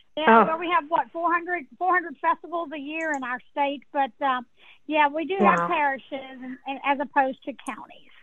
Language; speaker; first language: English; native; English